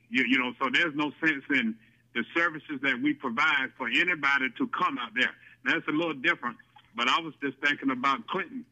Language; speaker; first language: English; native; English